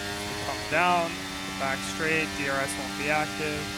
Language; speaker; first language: English; native; English